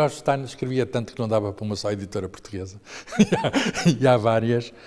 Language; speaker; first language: Portuguese; native; Portuguese